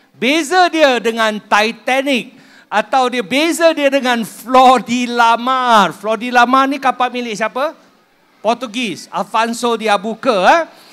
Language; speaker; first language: Malay; non-native, local second language; Min Nan Chinese